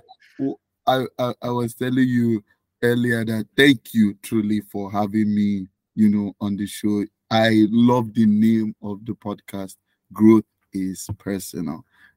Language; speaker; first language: English; non-native, local second language; Yoruba